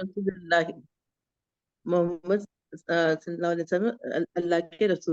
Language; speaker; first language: Hindi; native; Hindi